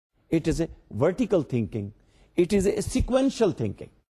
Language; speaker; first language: English; non-native, local second language; Urdu